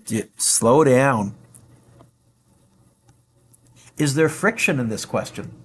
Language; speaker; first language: English; native; English